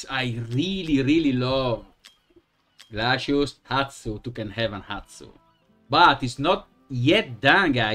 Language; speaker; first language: English; non-native, fluent; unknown